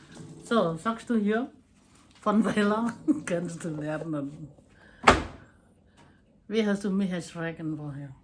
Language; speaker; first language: German; non-native, learner; Indonesian